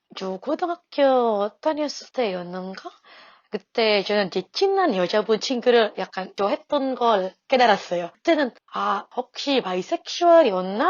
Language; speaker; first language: Korean; non-native, fluent; Indonesian